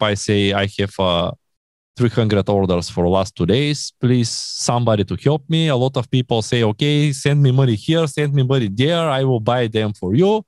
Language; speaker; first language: English; non-native, learner; Bulgarian